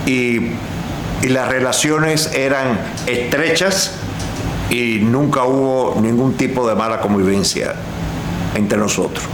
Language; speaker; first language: Spanish; native; Spanish